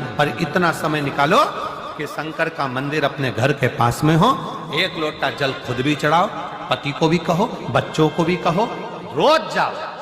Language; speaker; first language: Hindi; native; Hindi